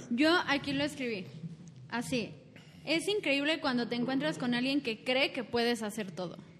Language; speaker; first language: Spanish; native; Spanish